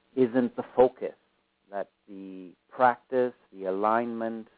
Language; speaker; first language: English; native; English